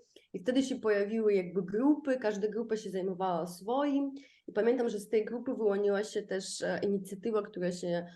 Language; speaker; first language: Polish; non-native, fluent; Ukrainian